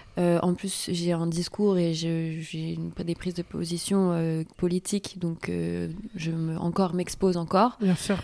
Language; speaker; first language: French; native; French